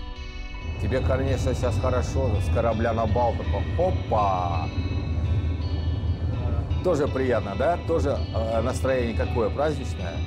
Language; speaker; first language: Russian; native; Russian